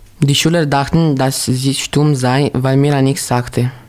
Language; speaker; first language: German; non-native, learner; Romanian